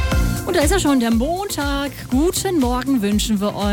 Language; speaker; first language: German; native; German